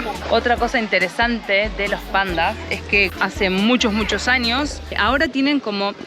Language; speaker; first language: Spanish; native; Spanish